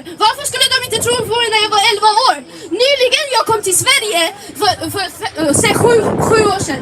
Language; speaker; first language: Swedish; early bilingual, other home language; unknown